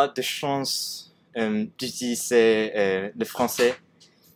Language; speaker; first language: French; non-native, learner; Cantonese